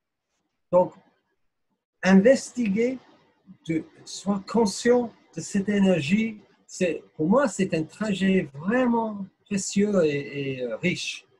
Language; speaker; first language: French; non-native, fluent; English